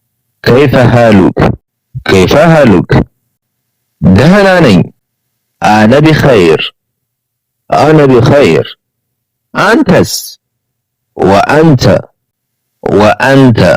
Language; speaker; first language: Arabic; non-native, fluent; Amharic